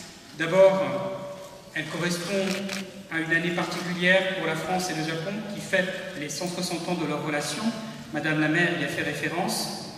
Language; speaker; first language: French; native; French